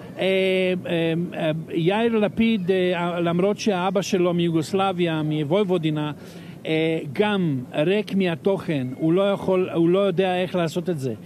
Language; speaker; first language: Hebrew; non-native, fluent; Serbian